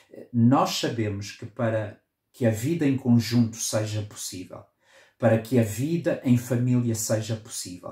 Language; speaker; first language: Portuguese; native; Portuguese